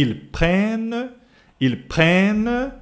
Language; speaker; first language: French; non-native, fluent; Portuguese